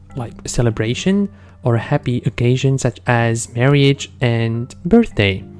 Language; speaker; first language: English; non-native, fluent; Arabic